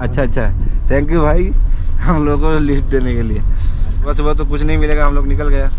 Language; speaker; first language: Hindi; non-native, local second language; Bangla